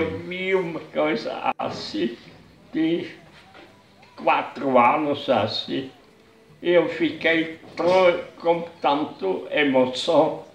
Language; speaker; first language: Portuguese; non-native, fluent; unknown